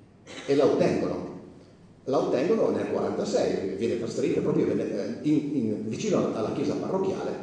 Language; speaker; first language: Italian; native; Italian